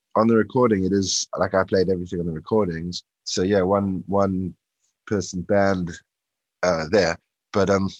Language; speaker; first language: English; native; English